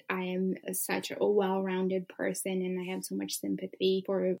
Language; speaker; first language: English; early bilingual, other home language; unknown